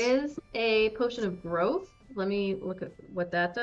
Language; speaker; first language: English; native; English